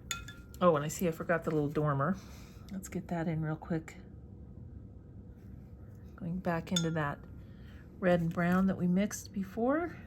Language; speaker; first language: English; native; English